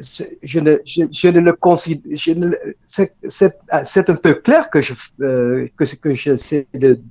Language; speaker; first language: French; non-native, fluent; Dutch